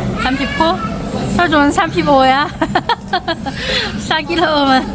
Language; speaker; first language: Korean; non-native, learner; Thai